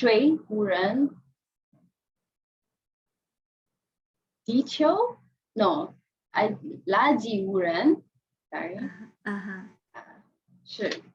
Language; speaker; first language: Chinese; non-native, learner; English